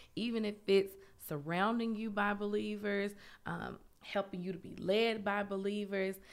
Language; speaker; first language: English; native; English